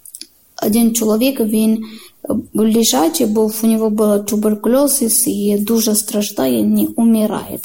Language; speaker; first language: Ukrainian; non-native, learner; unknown